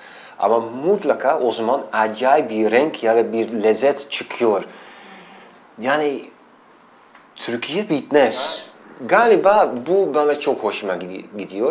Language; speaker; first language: Turkish; non-native, fluent; Dutch